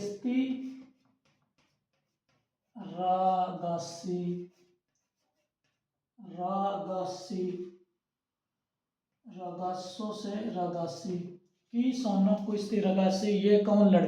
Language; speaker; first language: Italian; non-native, learner; Urdu